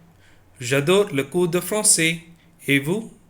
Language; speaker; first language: French; non-native, fluent; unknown